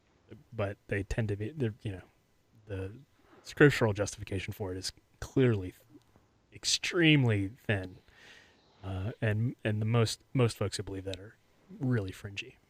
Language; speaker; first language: English; native; English